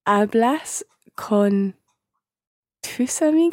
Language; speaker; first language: Spanish; non-native, learner; English